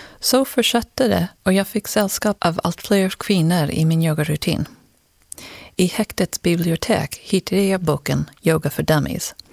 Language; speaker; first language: Swedish; non-native, fluent; English